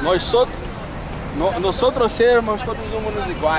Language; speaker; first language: Portuguese; native; Portuguese